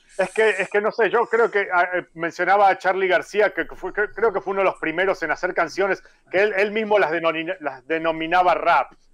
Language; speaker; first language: Spanish; native; Spanish